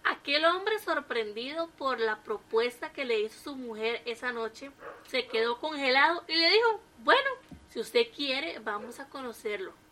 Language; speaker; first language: Spanish; native; Spanish